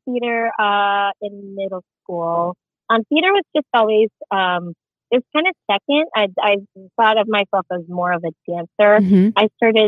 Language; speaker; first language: English; early bilingual, other home language; Filipino